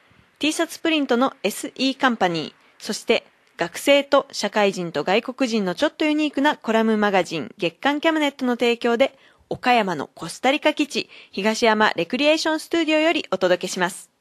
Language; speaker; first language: Japanese; native; Japanese